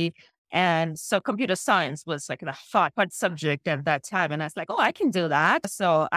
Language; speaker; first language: English; non-native, local second language; Sinhala